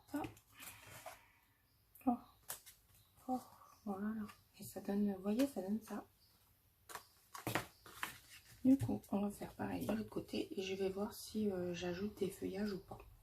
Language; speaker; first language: French; native; French